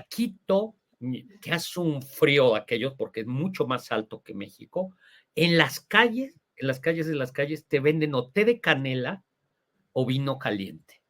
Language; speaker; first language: Spanish; native; Spanish